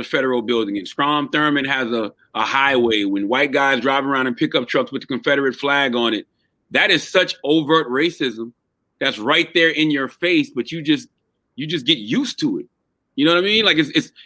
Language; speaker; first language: English; native; English